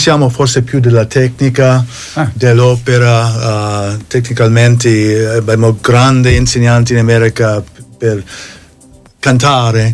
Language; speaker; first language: Italian; non-native, fluent; English